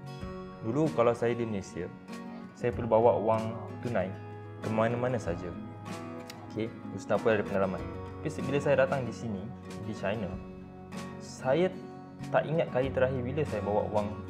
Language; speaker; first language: Malay; native; Malay